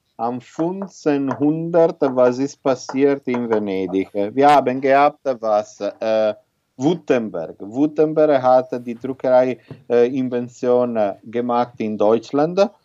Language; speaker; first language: German; non-native, learner; Italian